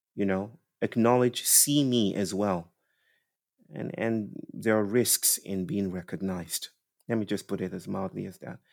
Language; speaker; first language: English; non-native, local second language; Yoruba